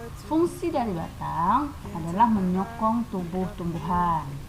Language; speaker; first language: Indonesian; native; Indonesian